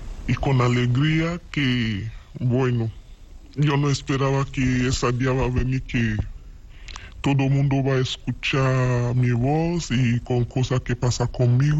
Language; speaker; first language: Spanish; non-native, learner; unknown